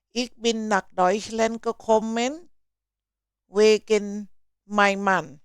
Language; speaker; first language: German; non-native, learner; Thai